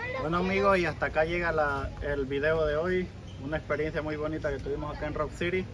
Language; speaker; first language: Spanish; native; Spanish